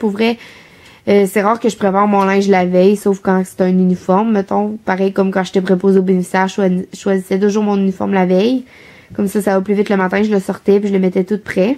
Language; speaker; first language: French; native; French